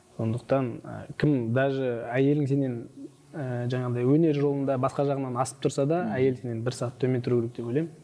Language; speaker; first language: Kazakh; non-native, local second language; Uzbek